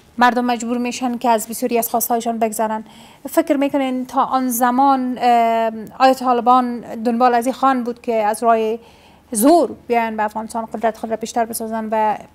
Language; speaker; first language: Persian; native; Persian